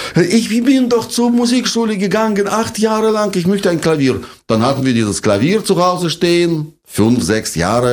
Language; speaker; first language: German; non-native, fluent; Russian